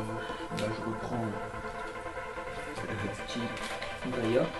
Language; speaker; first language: French; native; French